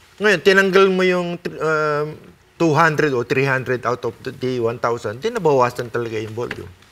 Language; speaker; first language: Filipino; native; Filipino